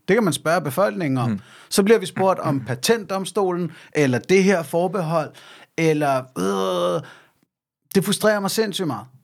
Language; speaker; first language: Danish; native; Danish